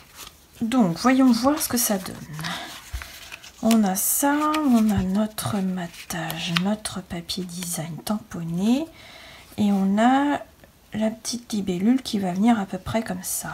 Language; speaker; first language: French; native; French